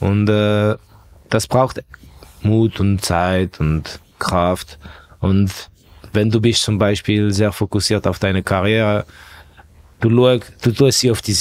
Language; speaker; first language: German; non-native, fluent; Estonian